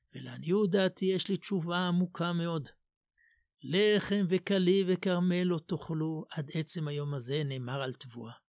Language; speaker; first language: Hebrew; native; Hebrew